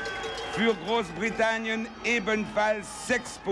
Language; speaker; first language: German; non-native, local second language; Italian